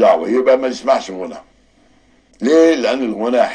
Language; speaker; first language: Arabic; native; Arabic